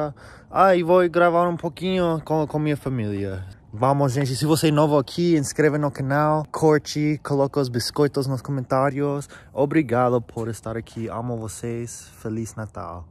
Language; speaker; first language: Portuguese; non-native, fluent; English